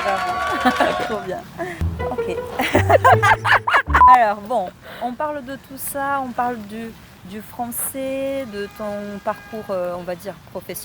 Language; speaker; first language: French; non-native, fluent; Portuguese